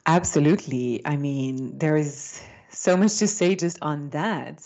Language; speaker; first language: English; non-native, fluent; French